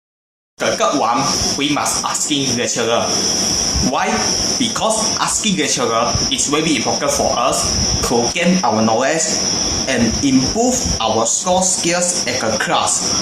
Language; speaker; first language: English; non-native, learner; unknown